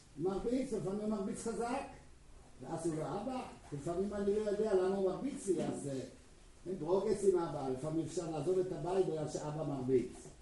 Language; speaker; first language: Hebrew; non-native, fluent; Czech